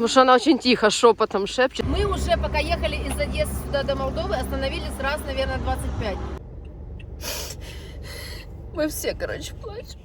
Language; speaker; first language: Russian; native; Russian